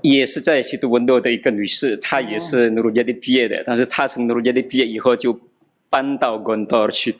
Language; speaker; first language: Chinese; non-native, fluent; Indonesian